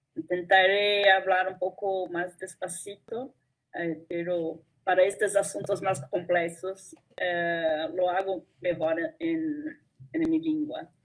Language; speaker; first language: Spanish; non-native, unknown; Portuguese